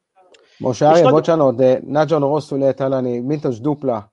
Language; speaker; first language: Hungarian; non-native, learner; Hebrew